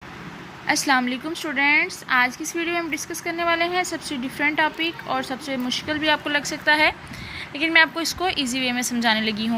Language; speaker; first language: Hindi; non-native, local second language; Punjabi